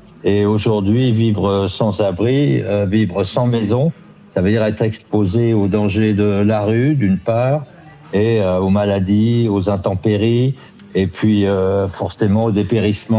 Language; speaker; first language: French; native; French